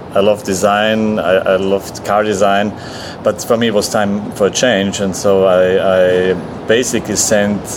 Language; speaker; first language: English; non-native, fluent; German